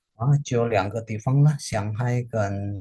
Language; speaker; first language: Chinese; non-native, learner; Indonesian